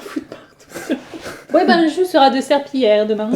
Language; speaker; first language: French; native; French